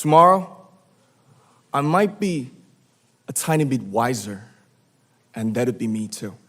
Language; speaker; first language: English; non-native, fluent; Korean